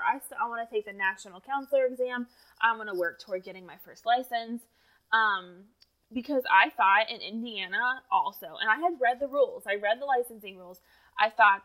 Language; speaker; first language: English; native; English